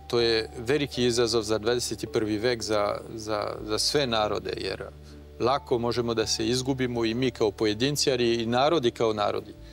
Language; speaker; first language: Croatian; non-native, fluent; French